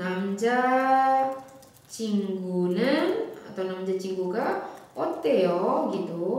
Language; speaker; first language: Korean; non-native, fluent; Indonesian